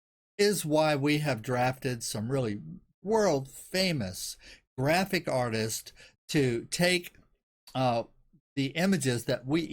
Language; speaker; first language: English; native; English